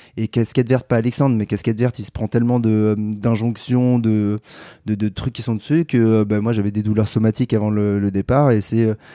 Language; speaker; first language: French; native; French